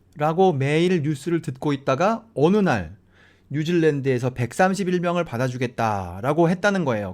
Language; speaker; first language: Korean; native; Korean